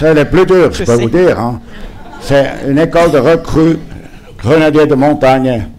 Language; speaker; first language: French; non-native, local second language; German